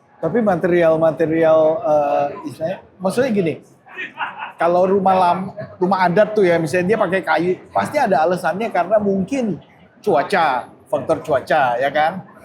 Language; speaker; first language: Indonesian; native; Indonesian